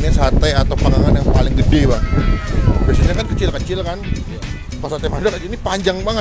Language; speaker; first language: Indonesian; native; Indonesian